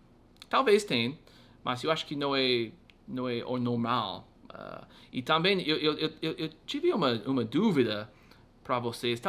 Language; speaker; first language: Portuguese; non-native, fluent; English